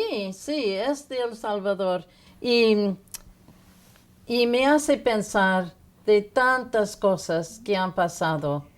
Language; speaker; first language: Spanish; non-native, fluent; English